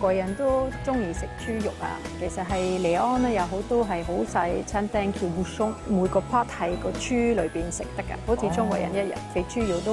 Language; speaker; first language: Cantonese; non-native, fluent; French